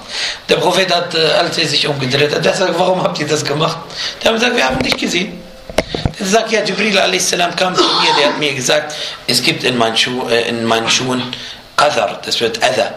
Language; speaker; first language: German; non-native, fluent; Arabic